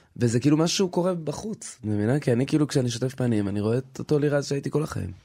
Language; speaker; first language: Hebrew; native; Hebrew